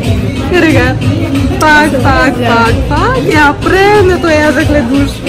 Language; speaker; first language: French; non-native, learner; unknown